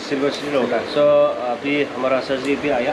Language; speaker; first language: Hindi; non-native, learner; Nepali